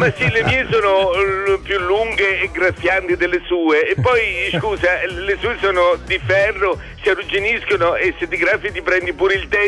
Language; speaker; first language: Italian; native; Italian